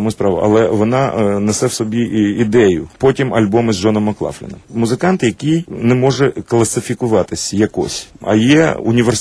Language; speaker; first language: Ukrainian; native; Ukrainian